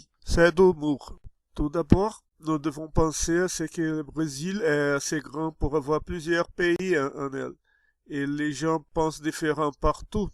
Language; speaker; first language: French; non-native, fluent; Portuguese